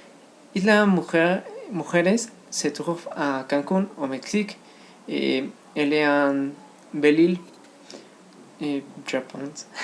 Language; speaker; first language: French; non-native, learner; Spanish